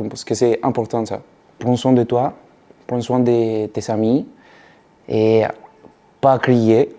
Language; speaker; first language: French; non-native, fluent; Spanish